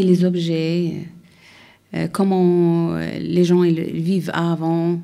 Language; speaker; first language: French; non-native, learner; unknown